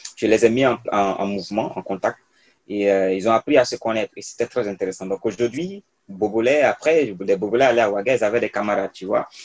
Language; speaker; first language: French; non-native, local second language; Mossi